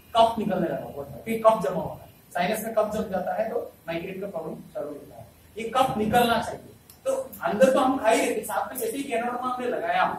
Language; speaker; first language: Hindi; non-native, local second language; Malayalam